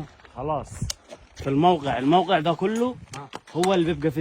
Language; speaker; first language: Arabic; native; Arabic